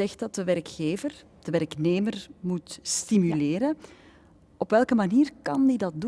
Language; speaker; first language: Dutch; native; Dutch